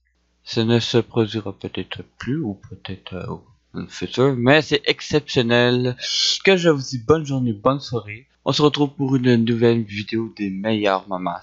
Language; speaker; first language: French; native; French